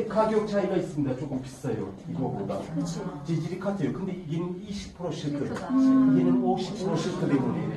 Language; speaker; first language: Korean; non-native, learner; Turkish